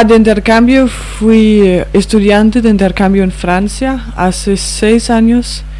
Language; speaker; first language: Spanish; non-native, fluent; Danish